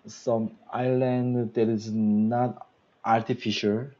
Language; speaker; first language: English; non-native, learner; Korean